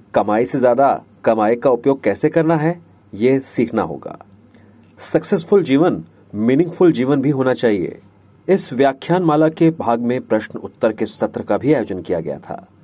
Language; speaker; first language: Hindi; native; Hindi